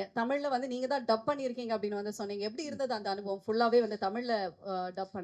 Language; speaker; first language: Tamil; native; Tamil